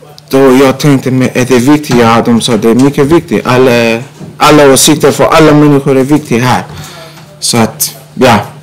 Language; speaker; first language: Swedish; non-native, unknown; Persian